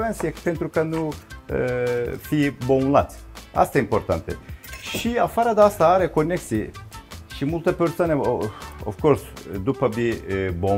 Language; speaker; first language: Romanian; non-native, learner; Turkish